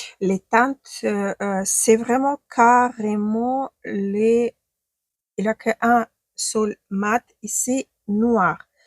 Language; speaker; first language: French; non-native, fluent; Ukrainian